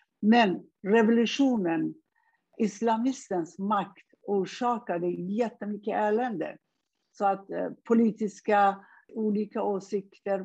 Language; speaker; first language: Swedish; non-native, fluent; Persian